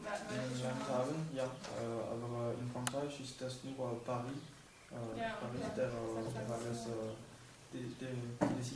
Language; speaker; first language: German; non-native, learner; French